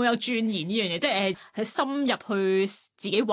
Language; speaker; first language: Cantonese; native; Cantonese